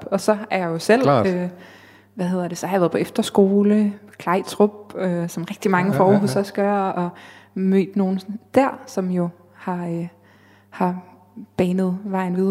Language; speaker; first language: Danish; native; Danish